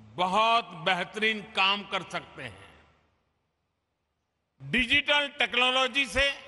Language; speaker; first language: Hindi; non-native, local second language; Gujarati